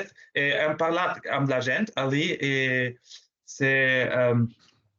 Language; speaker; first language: Spanish; non-native, fluent; German